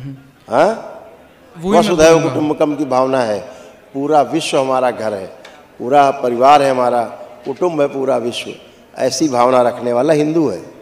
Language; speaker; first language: Hindi; native; Hindi